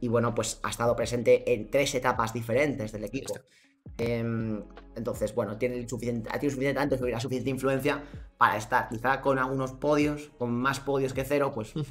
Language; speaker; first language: Spanish; native; Spanish